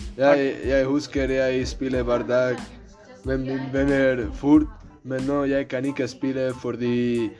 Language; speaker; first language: Norwegian; non-native, learner; Spanish